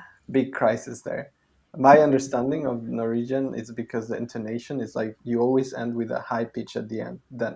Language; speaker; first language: English; non-native, fluent; Spanish